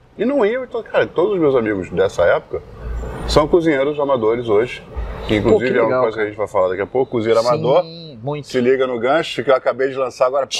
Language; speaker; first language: Portuguese; non-native, fluent; English